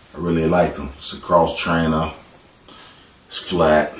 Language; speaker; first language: English; native; English